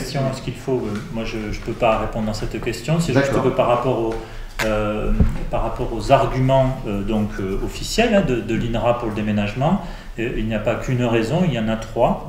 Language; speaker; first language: French; native; French